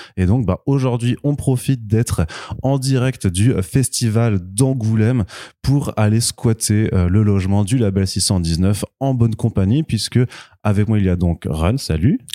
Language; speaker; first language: French; native; French